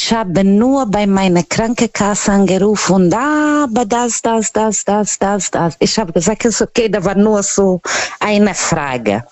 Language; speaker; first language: German; non-native, learner; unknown